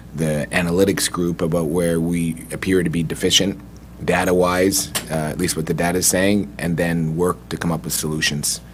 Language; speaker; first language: English; native; English